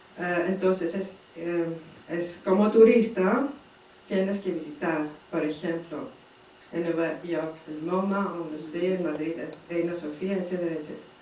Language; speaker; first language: Spanish; non-native, fluent; French